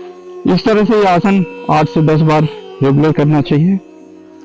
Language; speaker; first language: Hindi; native; Hindi